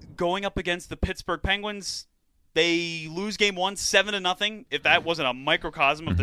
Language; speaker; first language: English; native; English